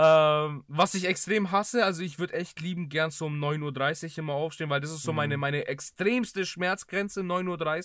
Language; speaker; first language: German; early bilingual, other home language; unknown